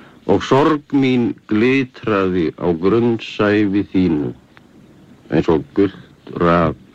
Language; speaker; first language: Icelandic; native; Icelandic